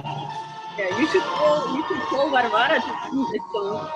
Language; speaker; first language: English; non-native, learner; Russian